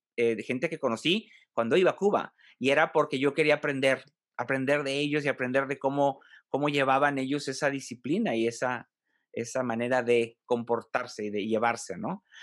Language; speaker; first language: Spanish; native; Spanish